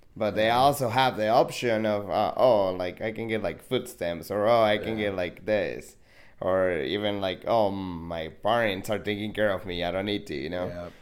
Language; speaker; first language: English; non-native, fluent; Spanish